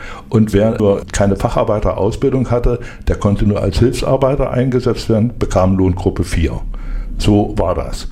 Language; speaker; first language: German; native; German